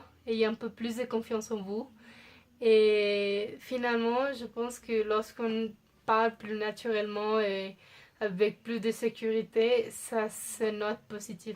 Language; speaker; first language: French; non-native, fluent; Spanish